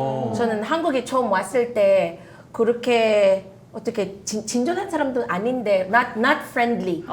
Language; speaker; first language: Korean; non-native, fluent; Filipino